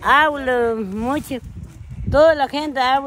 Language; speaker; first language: Spanish; non-native, local second language; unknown